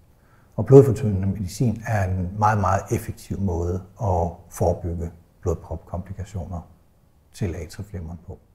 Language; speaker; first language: Danish; native; Danish